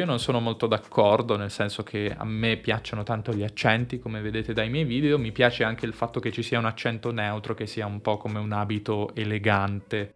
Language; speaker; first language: Italian; native; Italian